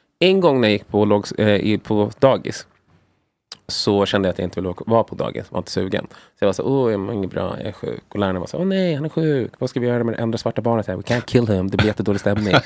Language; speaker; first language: Swedish; native; Swedish